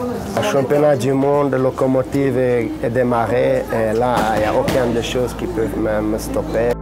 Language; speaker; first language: French; non-native, learner; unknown